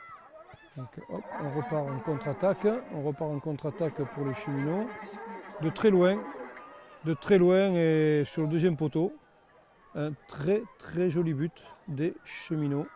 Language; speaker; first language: French; native; French